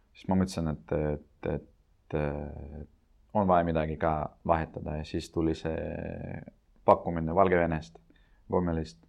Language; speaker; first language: Estonian; non-native, local second language; Russian